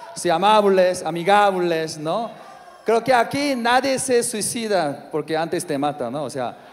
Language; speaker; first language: Spanish; non-native, learner; Korean